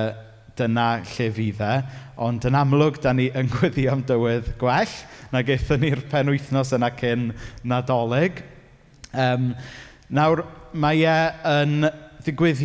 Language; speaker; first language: Welsh; native; Welsh